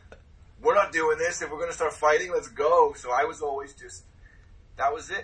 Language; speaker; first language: English; native; English